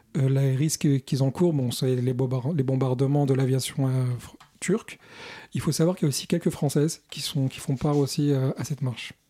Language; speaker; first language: French; early bilingual, other home language; Kurdish